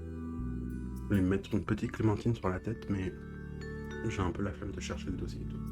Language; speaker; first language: French; native; French